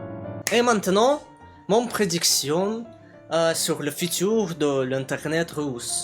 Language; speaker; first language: French; non-native, learner; Russian